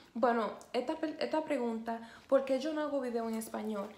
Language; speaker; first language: Spanish; early bilingual, other home language; English